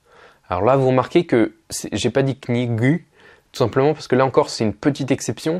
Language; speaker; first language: French; native; French